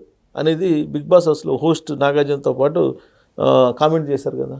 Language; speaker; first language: Telugu; native; Telugu